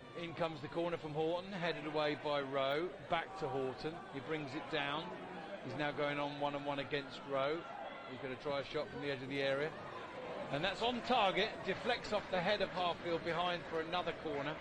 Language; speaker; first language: English; native; English